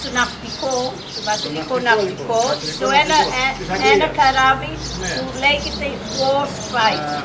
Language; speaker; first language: Greek; non-native, fluent; English